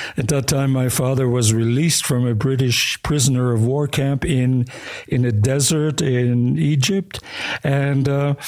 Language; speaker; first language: English; early bilingual, other home language; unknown